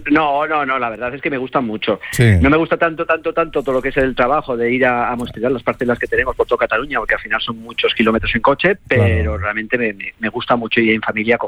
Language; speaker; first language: Spanish; native; Spanish